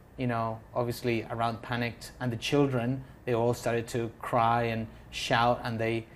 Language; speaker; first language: English; non-native, fluent; Spanish